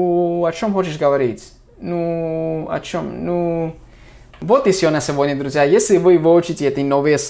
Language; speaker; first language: Russian; non-native, fluent; English